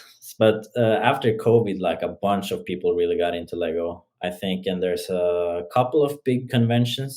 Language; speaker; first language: English; non-native, fluent; Norwegian